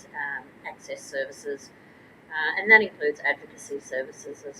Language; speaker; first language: English; native; English